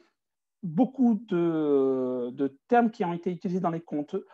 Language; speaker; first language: French; native; French